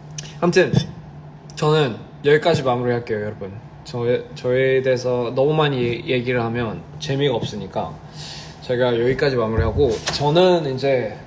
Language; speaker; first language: Korean; early bilingual, heritage; Korean